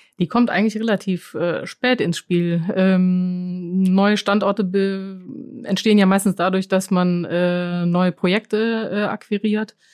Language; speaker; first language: German; non-native, fluent; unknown